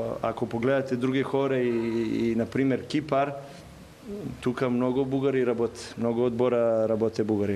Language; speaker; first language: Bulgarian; non-native, learner; Serbian